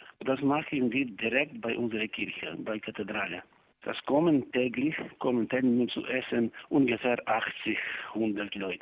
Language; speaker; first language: German; non-native, learner; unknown